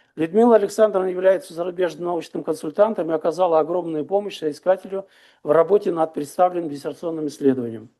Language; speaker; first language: Russian; non-native, local second language; Kazakh